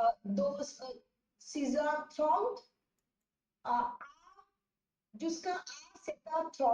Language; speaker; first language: French; non-native, learner; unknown